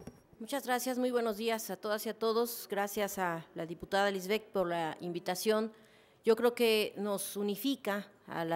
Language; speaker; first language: Spanish; native; Spanish